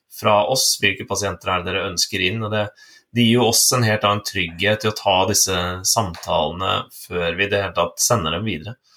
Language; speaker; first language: Norwegian; native; Norwegian